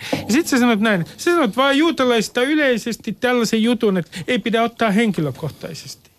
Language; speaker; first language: Finnish; native; Finnish